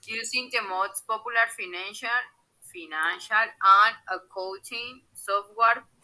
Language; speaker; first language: English; non-native, learner; Spanish